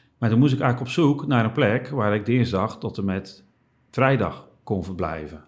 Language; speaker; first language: Dutch; native; Dutch